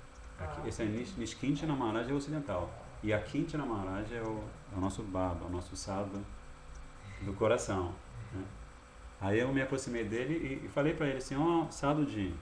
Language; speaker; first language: Portuguese; native; Portuguese